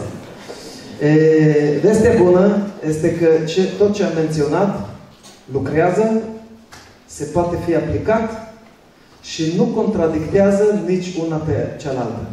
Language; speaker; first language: Romanian; early bilingual, other home language; Hebrew